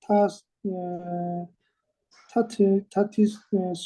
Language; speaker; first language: English; non-native, learner; Vietnamese